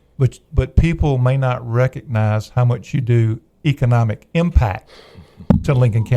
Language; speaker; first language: English; native; English